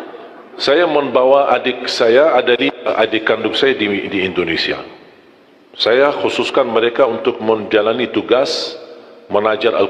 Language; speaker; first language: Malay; non-native, fluent; Arabic